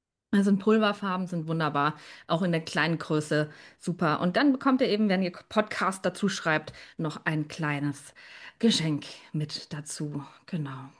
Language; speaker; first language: German; native; German